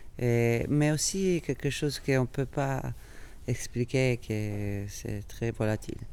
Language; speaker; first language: French; non-native, fluent; Italian